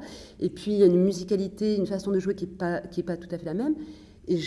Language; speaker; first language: French; native; French